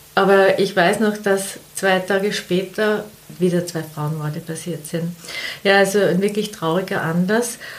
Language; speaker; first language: German; native; German